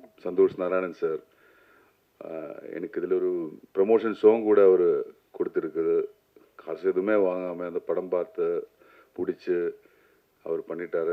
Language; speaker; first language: Tamil; non-native, learner; Malayalam